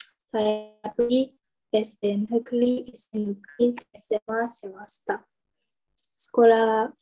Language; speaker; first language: Indonesian; non-native, learner; Japanese